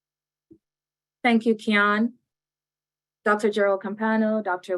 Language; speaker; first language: English; native; English